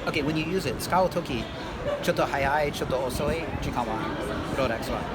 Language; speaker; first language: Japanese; non-native, learner; English